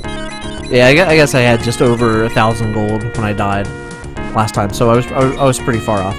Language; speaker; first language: English; native; English